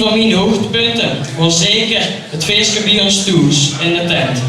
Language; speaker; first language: Dutch; native; Dutch